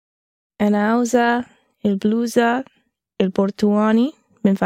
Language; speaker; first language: Arabic; non-native, learner; English